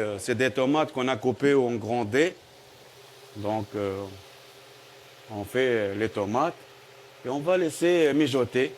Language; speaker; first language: French; non-native, local second language; Arabic